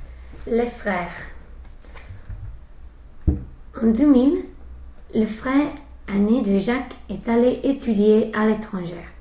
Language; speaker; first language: French; non-native, fluent; English